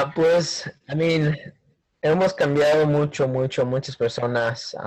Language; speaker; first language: Spanish; early bilingual, heritage; Spanish